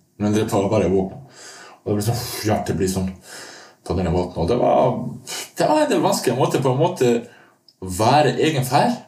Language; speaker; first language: Norwegian; non-native, fluent; Bosnian